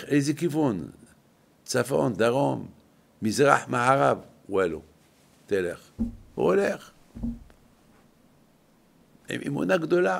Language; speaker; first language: Hebrew; non-native, fluent; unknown